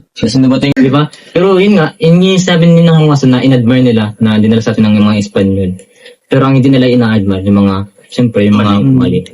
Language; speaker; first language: Filipino; non-native, local second language; Bikol